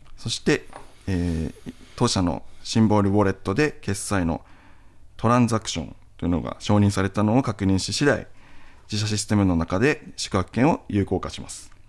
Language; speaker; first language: Japanese; native; Japanese